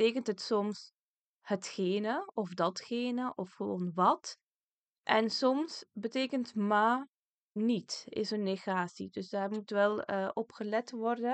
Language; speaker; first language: Dutch; early bilingual, other home language; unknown